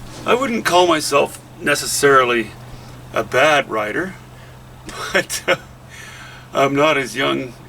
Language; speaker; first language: English; native; English